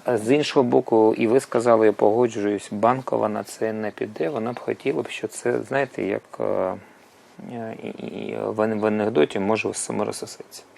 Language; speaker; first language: Ukrainian; non-native, local second language; Russian